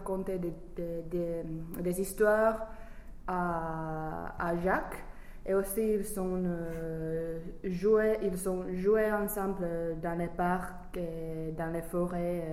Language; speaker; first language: French; non-native, fluent; English